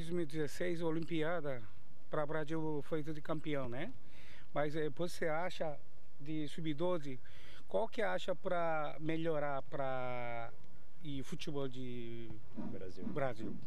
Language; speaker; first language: Portuguese; non-native, learner; Korean